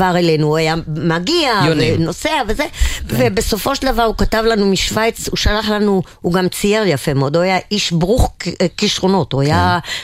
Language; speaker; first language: Hebrew; non-native, local second language; German